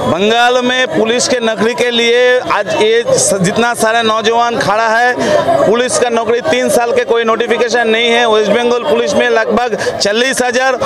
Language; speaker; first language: Hindi; non-native, local second language; Bangla